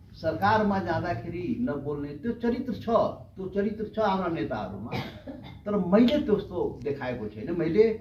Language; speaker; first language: Nepali; non-native, local second language; Maithili